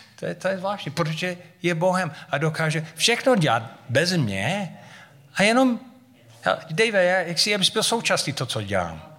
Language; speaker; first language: Czech; non-native, fluent; English